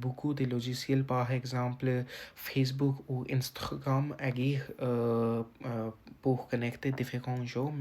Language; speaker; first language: French; non-native, learner; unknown